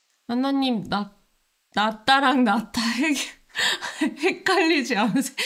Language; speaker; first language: Korean; non-native, fluent; English